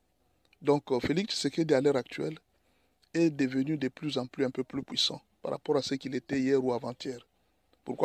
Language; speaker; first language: French; non-native, local second language; Lingala